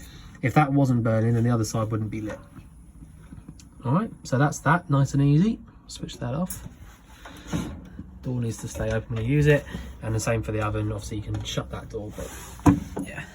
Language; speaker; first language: English; native; English